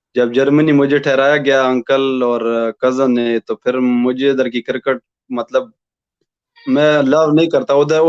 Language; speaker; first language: Urdu; non-native, local second language; Pashto